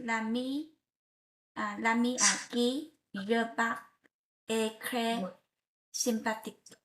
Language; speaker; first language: French; non-native, learner; Vietnamese